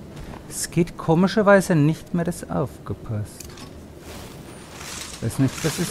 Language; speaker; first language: German; native; German